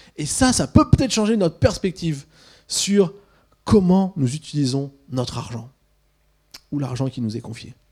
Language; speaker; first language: French; early bilingual, other home language; Swiss German